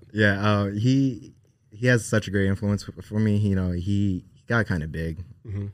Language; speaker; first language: English; native; English